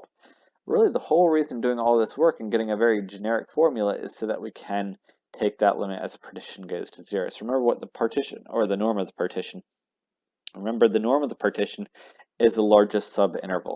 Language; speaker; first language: English; native; English